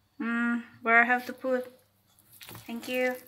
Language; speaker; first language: English; non-native, learner; Indonesian